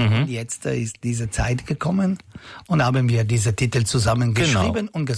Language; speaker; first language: German; non-native, local second language; Italian